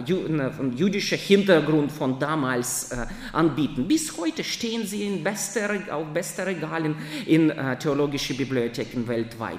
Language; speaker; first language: German; non-native, fluent; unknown